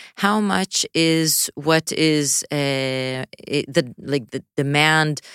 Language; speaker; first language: English; native; English